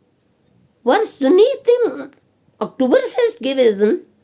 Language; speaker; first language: German; non-native, learner; Hindi